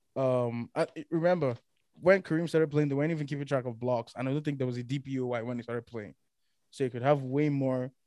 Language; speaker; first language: English; non-native, local second language; Yoruba